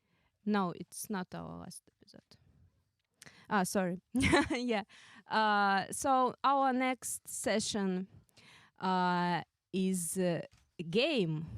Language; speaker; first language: English; non-native, fluent; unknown